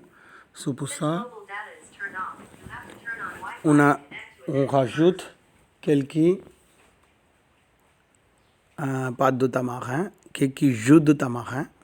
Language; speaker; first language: French; non-native, learner; Tamil